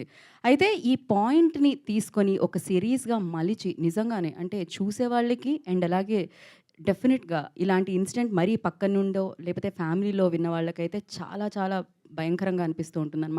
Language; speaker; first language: Telugu; native; Telugu